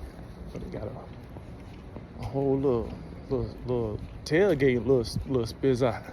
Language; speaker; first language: English; native; English